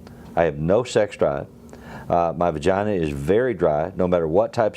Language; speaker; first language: English; native; English